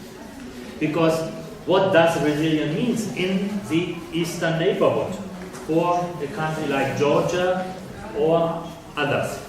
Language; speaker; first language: English; non-native, fluent; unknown